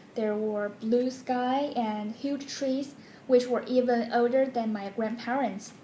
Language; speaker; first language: English; non-native, fluent; Chinese